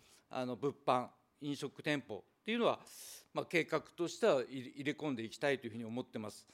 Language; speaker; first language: Japanese; native; Japanese